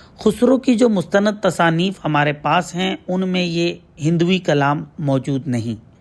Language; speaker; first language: Urdu; native; Urdu